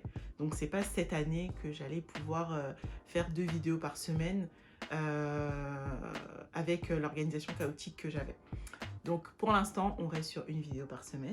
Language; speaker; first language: French; native; French